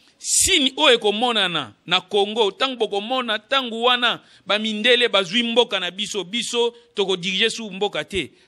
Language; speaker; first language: Lingala; non-native, local second language; Kongo